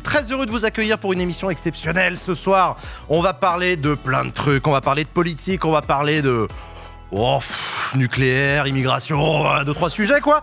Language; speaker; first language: French; native; French